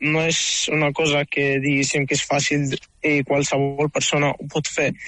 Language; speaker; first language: Catalan; non-native, fluent; Arabic